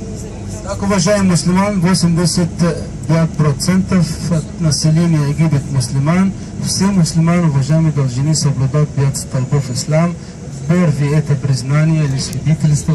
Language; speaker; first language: Russian; non-native, fluent; Arabic